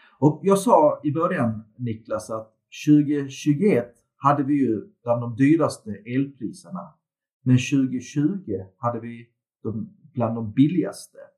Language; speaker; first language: Swedish; early bilingual, other home language; Turkish